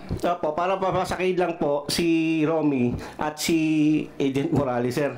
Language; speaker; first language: Filipino; non-native, local second language; Cebuano